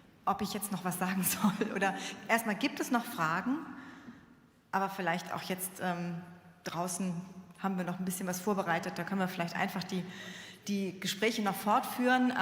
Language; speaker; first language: German; native; German